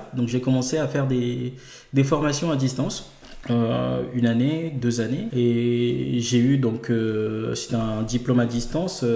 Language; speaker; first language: French; non-native, local second language; Ewe